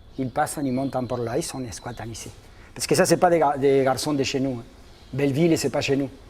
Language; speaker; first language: French; non-native, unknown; Spanish